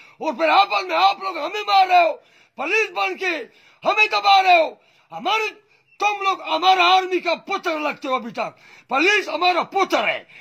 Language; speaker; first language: Urdu; non-native, local second language; Pashto